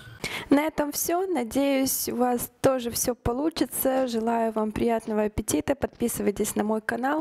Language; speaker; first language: Russian; native; Russian